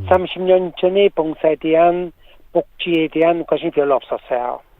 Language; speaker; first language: Korean; non-native, learner; Italian